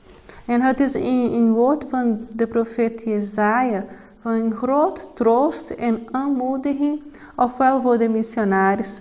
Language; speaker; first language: Dutch; non-native, fluent; Portuguese